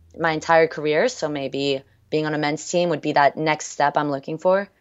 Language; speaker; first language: English; early bilingual, other home language; French